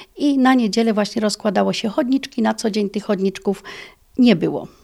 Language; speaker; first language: Polish; native; Polish